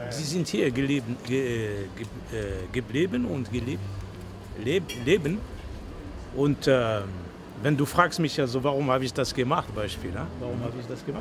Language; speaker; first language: German; non-native, learner; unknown